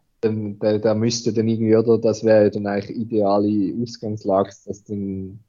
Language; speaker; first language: German; native; German